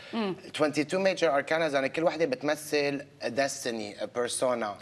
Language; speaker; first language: Arabic; early bilingual, other home language; English